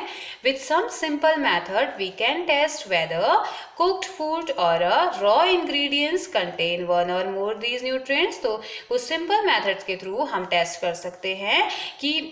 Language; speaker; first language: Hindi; native; Hindi